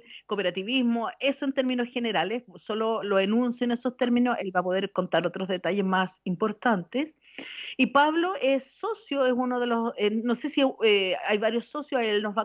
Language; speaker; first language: Spanish; native; Spanish